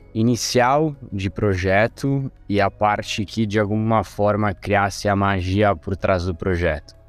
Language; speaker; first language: Portuguese; non-native, fluent; Italian